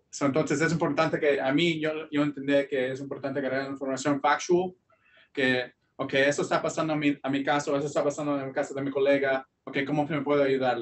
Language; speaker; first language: Spanish; early bilingual, heritage; Spanish